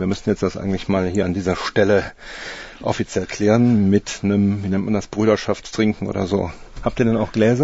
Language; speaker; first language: German; native; German